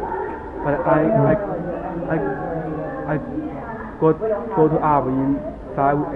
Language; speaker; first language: English; non-native, learner; Chinese